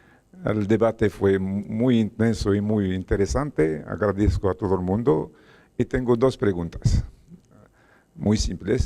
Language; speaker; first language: Spanish; non-native, fluent; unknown